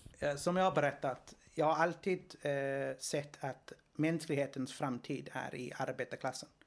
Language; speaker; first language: Swedish; non-native, fluent; Greek